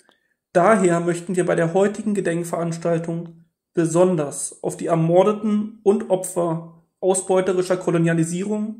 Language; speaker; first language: German; native; German